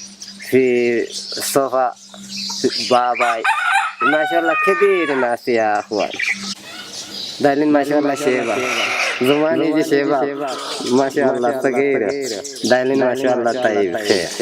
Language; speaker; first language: Arabic; non-native, learner; Bangla